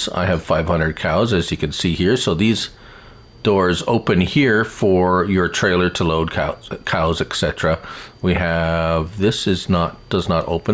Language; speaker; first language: English; native; English